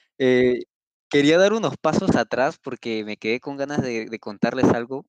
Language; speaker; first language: Spanish; native; Spanish